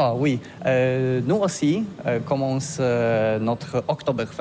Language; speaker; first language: French; non-native, learner; Polish